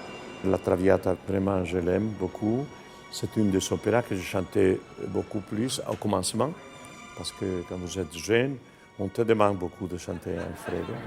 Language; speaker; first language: French; non-native, fluent; Spanish